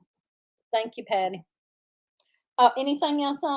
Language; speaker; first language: English; native; English